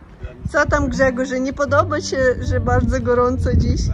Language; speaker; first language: Polish; non-native, learner; Russian